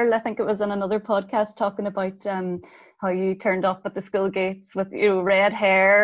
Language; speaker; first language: English; native; English